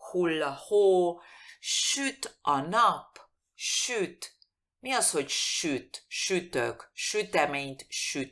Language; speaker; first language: Hungarian; non-native, fluent; Spanish